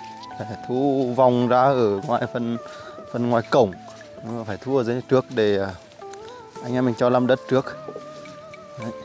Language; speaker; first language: Vietnamese; native; Vietnamese